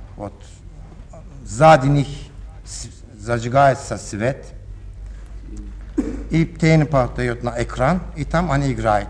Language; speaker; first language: Russian; non-native, learner; Turkish